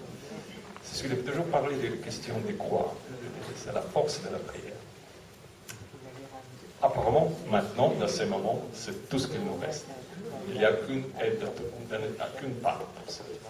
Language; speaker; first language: French; non-native, fluent; Russian